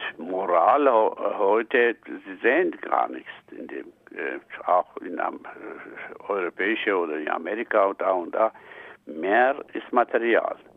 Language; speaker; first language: German; non-native, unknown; Persian